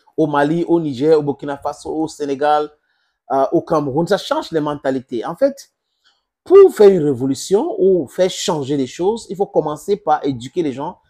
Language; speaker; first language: French; non-native, local second language; English